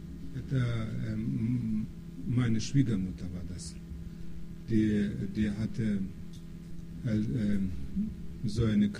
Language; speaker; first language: German; non-native, fluent; Russian